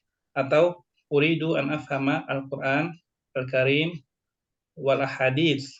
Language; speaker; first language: Arabic; non-native, fluent; Indonesian